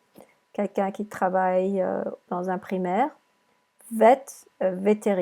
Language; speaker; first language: French; non-native, fluent; English